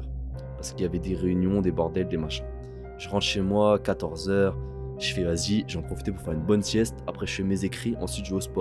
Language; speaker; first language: French; native; French